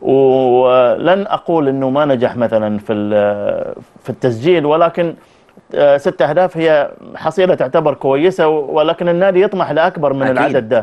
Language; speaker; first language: Arabic; native; Arabic